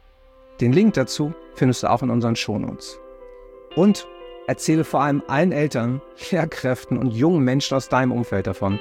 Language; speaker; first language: German; native; German